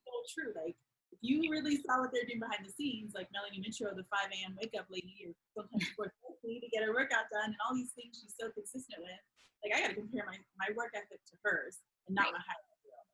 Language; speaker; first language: English; native; English